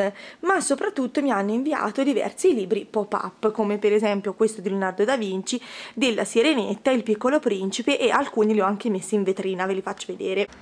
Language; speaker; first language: Italian; native; Italian